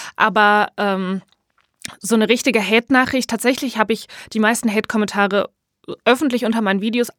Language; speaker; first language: German; native; German